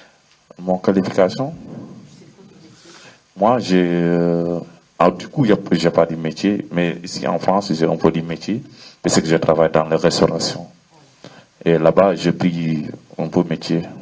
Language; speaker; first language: French; non-native, learner; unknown